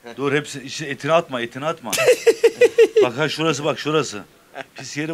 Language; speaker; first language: Turkish; native; Turkish